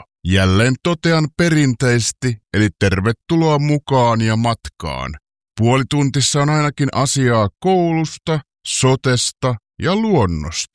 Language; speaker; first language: Finnish; native; Finnish